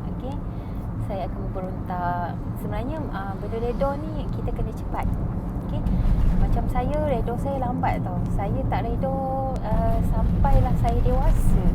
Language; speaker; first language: Malay; native; Malay